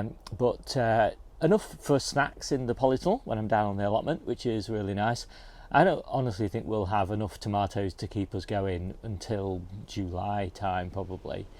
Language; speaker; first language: English; native; English